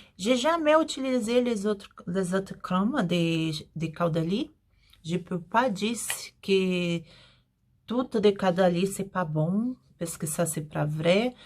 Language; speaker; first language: French; non-native, learner; Portuguese